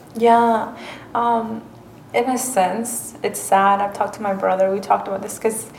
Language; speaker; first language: English; early bilingual, other home language; Spanish